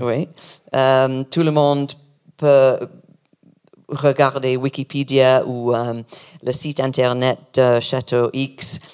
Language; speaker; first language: French; non-native, learner; English